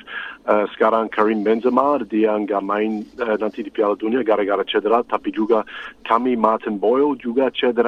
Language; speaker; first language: Indonesian; non-native, fluent; English